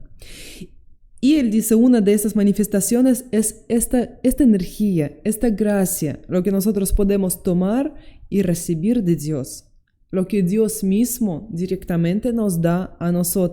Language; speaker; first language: Spanish; non-native, fluent; Russian